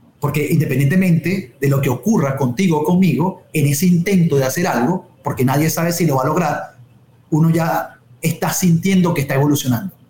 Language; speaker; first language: Spanish; native; Spanish